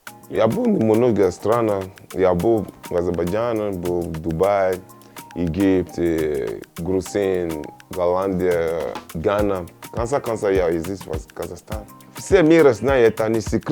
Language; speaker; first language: Russian; non-native, learner; Yoruba